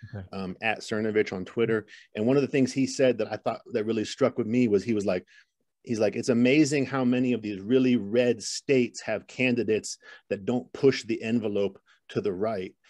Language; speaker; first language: English; native; English